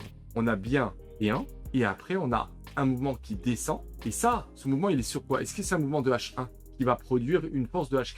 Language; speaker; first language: French; native; French